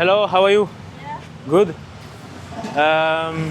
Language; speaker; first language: English; non-native, learner; French